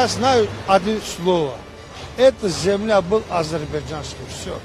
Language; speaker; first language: Russian; non-native, local second language; Armenian